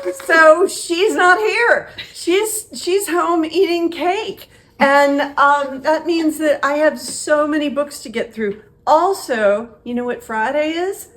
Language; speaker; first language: English; native; English